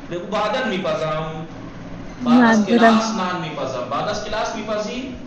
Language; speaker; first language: Persian; non-native, fluent; Urdu